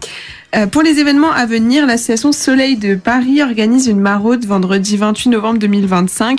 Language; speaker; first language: French; native; French